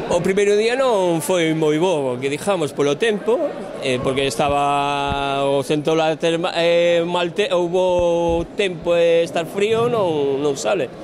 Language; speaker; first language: Galician; native; Galician